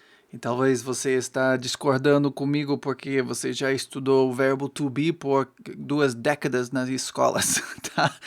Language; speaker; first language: Portuguese; non-native, fluent; English